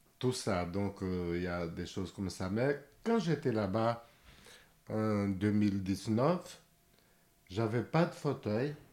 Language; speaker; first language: French; non-native, fluent; Portuguese